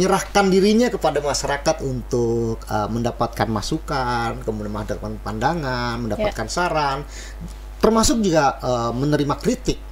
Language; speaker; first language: Indonesian; native; Indonesian